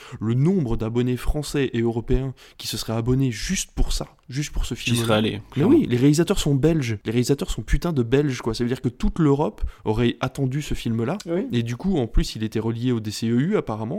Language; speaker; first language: French; native; French